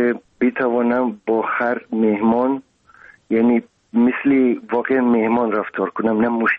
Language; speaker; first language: Persian; non-native, local second language; Russian